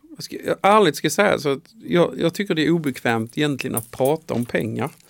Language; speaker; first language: Swedish; native; Swedish